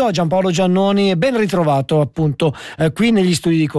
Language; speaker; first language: Italian; native; Italian